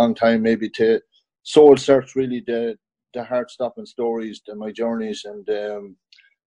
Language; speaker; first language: English; native; English